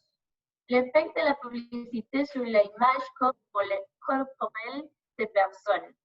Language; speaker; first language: French; non-native, learner; Spanish